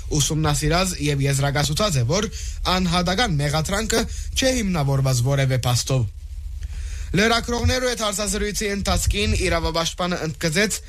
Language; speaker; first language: Armenian; early bilingual, heritage; Armenian